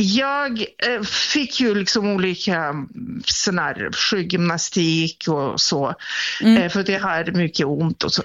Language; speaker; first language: Swedish; non-native, fluent; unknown